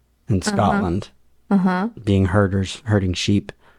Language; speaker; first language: English; native; English